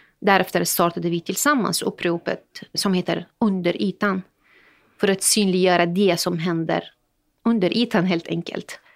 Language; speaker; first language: Swedish; non-native, fluent; Arabic